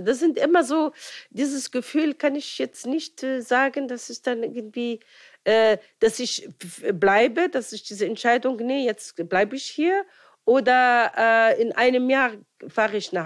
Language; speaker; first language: German; non-native, fluent; Arabic